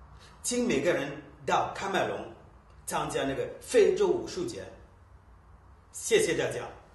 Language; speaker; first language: Chinese; non-native, learner; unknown